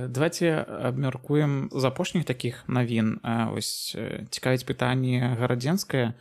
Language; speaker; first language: Belarusian; non-native, local second language; Russian